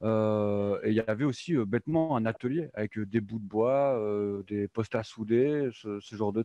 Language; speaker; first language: French; native; French